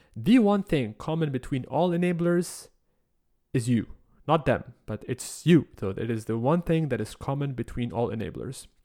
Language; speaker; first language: English; non-native, fluent; Arabic